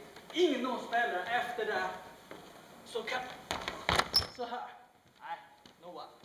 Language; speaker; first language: Swedish; non-native, learner; Chinese